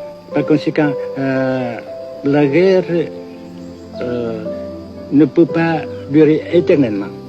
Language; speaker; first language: French; non-native, fluent; Vietnamese